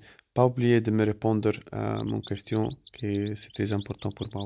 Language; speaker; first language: French; non-native, fluent; Italian